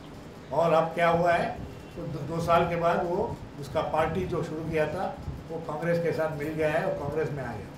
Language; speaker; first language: Hindi; non-native, local second language; Kannada